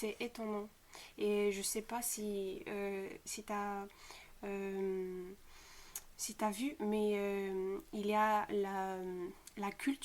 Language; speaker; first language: French; non-native, fluent; Bulgarian